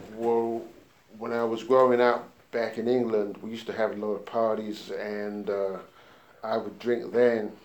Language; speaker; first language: English; native; English